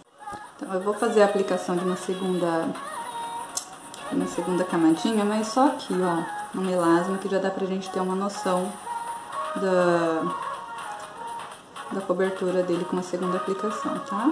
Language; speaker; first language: Portuguese; native; Portuguese